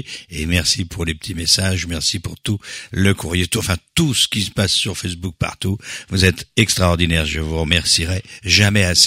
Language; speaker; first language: French; native; French